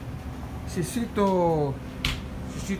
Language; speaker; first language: English; non-native, learner; Spanish